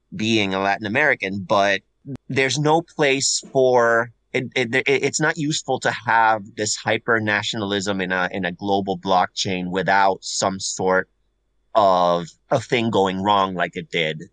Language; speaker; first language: English; non-native, fluent; Spanish